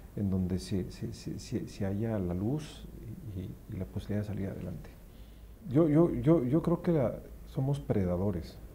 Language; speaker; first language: Spanish; native; Spanish